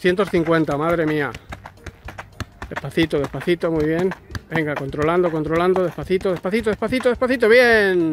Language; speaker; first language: Spanish; native; Spanish